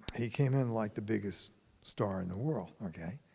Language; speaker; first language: English; native; English